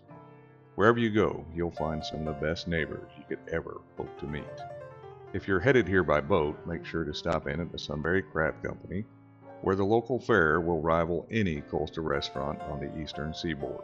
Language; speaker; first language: English; native; English